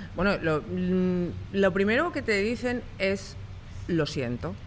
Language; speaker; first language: Spanish; native; Spanish